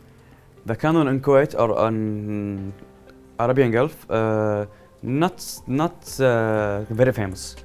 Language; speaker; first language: English; non-native, learner; Arabic